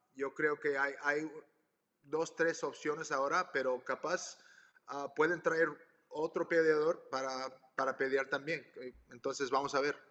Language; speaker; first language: Spanish; early bilingual, heritage; Spanish